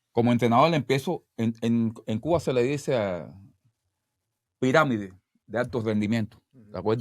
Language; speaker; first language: Spanish; native; Spanish